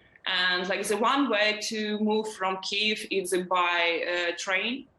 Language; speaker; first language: English; non-native, learner; Ukrainian